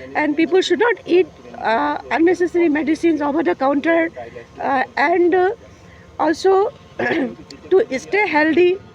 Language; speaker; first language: English; non-native, local second language; Telugu